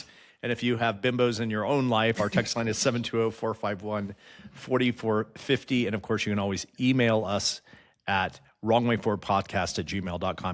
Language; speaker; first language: English; native; English